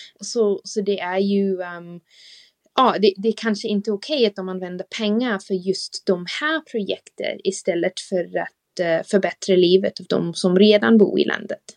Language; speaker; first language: Swedish; non-native, fluent; English